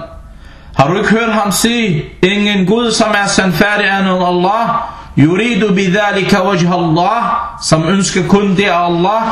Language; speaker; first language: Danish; non-native, fluent; Arabic